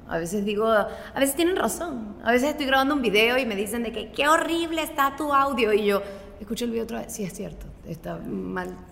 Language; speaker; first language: Spanish; native; Spanish